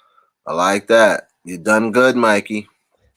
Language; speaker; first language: English; native; English